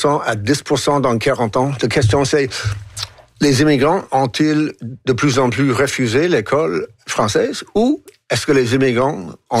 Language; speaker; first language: French; non-native, fluent; English